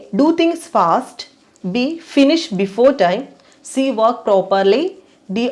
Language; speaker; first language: English; non-native, local second language; Malayalam